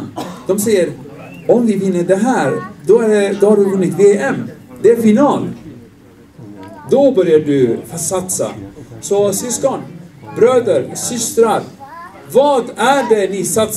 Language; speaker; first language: Swedish; non-native, fluent; Arabic